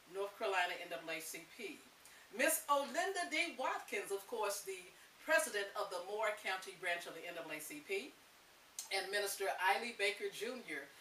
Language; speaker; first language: English; native; English